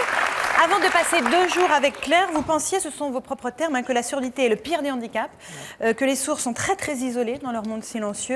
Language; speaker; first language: French; native; French